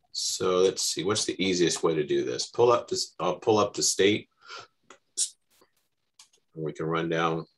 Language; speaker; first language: English; native; English